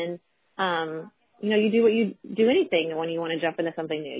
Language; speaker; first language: English; native; English